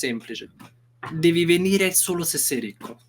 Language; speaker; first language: Italian; non-native, fluent; Romanian